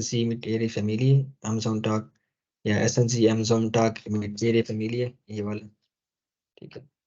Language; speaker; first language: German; non-native, fluent; Urdu